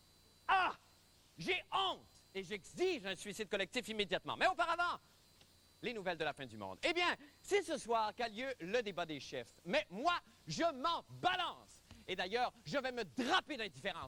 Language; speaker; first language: French; native; French